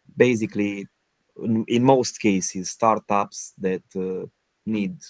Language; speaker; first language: English; non-native, fluent; Romanian